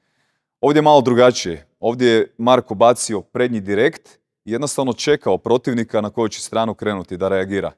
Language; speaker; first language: Croatian; native; Croatian